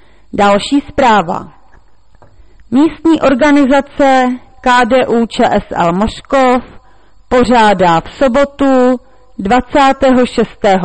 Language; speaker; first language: Czech; native; Czech